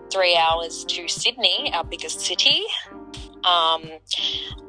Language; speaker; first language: English; native; English